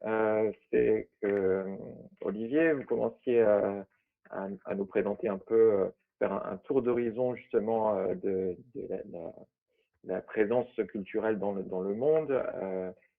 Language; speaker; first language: French; native; French